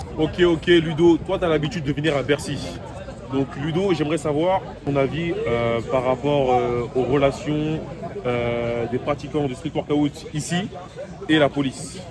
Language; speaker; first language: French; native; French